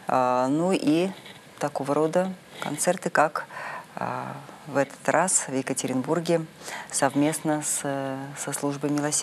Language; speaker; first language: Russian; native; Russian